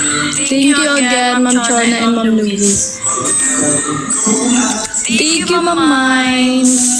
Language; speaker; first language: English; non-native, learner; Filipino